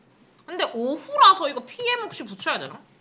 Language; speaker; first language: Korean; native; Korean